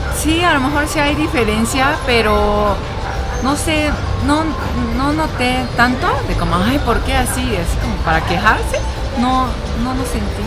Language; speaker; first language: Spanish; non-native, fluent; Japanese